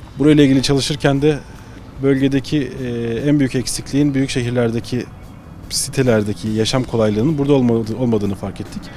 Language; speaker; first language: Turkish; early bilingual, heritage; Turkish